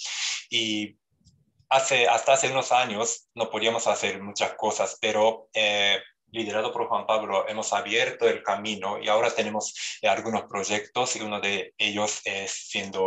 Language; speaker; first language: Spanish; non-native, fluent; Japanese